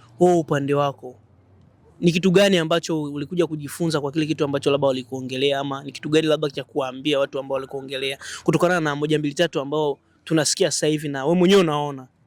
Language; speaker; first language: Swahili; native; Swahili